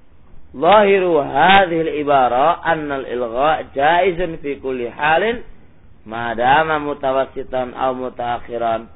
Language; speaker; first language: Arabic; non-native, local second language; Indonesian